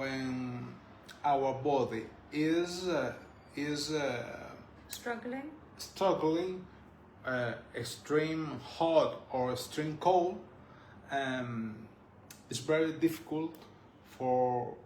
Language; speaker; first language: English; non-native, learner; Spanish